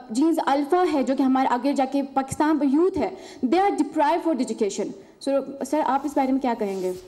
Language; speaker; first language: Urdu; native; Urdu